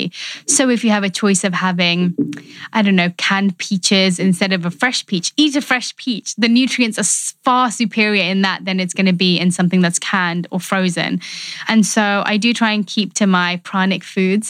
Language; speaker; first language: English; native; English